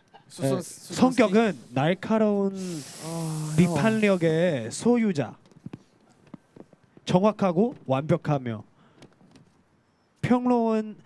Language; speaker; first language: Korean; non-native, fluent; Cantonese